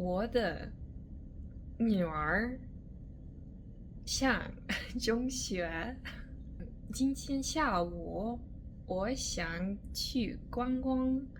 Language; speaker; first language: Chinese; non-native, learner; English